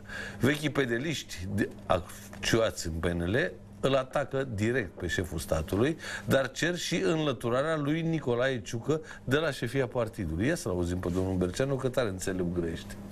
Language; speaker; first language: Romanian; native; Romanian